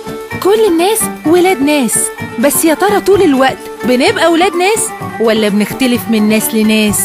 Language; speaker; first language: Arabic; native; Arabic